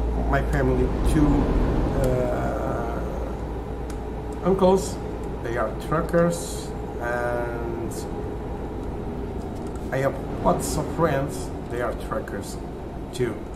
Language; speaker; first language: English; non-native, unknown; Portuguese